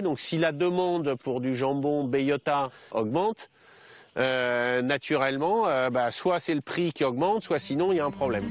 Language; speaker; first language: French; native; French